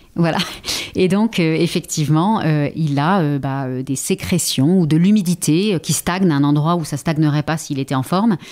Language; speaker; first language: French; native; French